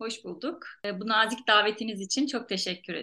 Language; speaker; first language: Turkish; native; Turkish